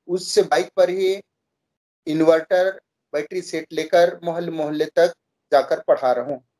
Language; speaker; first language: Hindi; native; Hindi